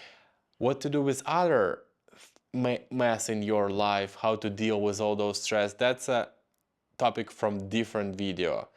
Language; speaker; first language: English; non-native, fluent; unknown